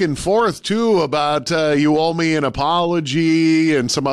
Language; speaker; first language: English; native; English